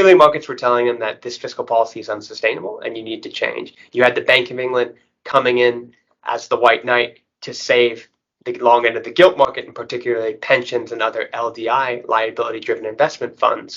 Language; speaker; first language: English; native; English